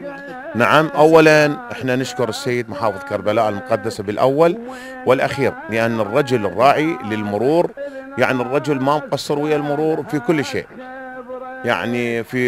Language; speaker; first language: Arabic; native; Arabic